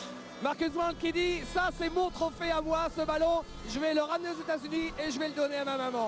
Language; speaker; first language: French; native; French